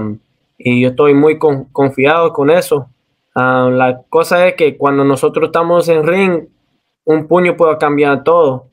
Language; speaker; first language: Spanish; early bilingual, heritage; Spanish